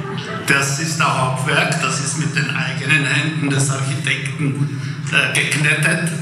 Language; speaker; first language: German; non-native, fluent; Czech